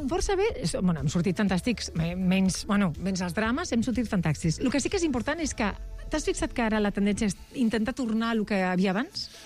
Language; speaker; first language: Catalan; non-native, local second language; Spanish